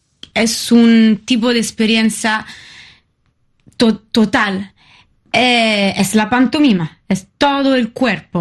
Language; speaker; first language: Spanish; non-native, fluent; Italian